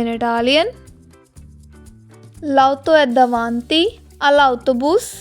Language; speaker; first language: Italian; non-native, learner; Hindi